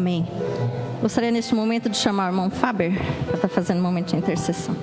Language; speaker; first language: Portuguese; native; Portuguese